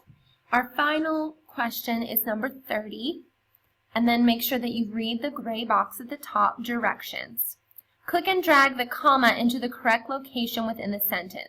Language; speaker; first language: English; native; English